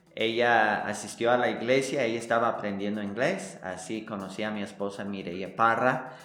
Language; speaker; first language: Spanish; non-native, fluent; English